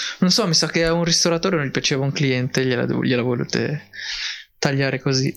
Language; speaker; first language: Italian; early bilingual, other home language; Filipino